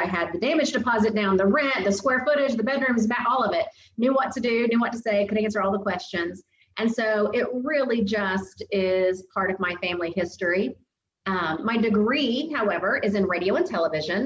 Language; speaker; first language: English; native; English